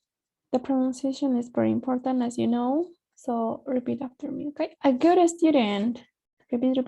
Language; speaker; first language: English; non-native, fluent; Spanish